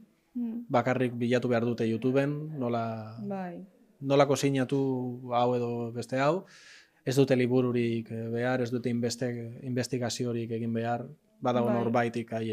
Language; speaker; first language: Basque; non-native, local second language; Spanish